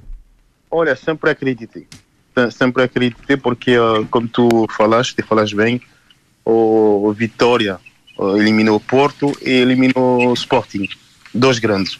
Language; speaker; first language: Portuguese; non-native, learner; French